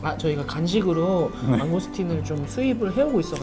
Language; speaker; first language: Korean; native; Korean